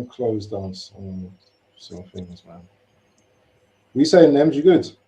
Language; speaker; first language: English; native; English